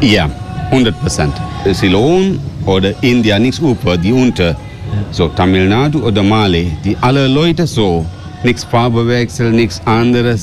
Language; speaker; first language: German; non-native, learner; Sinhala